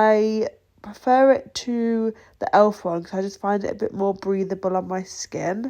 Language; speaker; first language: English; native; English